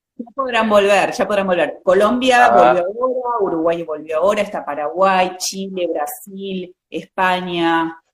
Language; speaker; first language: Spanish; native; Spanish